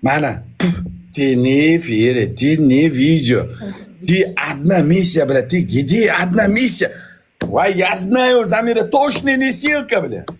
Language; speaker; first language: Russian; non-native, learner; Uzbek